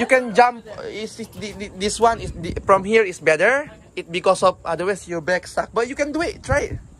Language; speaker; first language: English; non-native, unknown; Indonesian